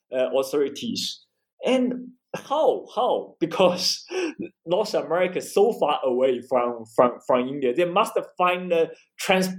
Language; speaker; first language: English; non-native, fluent; Chinese